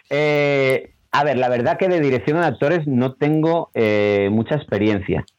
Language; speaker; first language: Spanish; native; Spanish